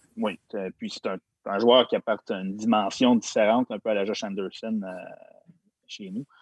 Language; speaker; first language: French; native; French